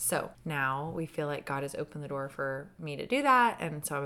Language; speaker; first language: English; native; English